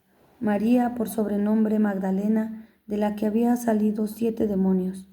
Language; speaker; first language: Spanish; native; Spanish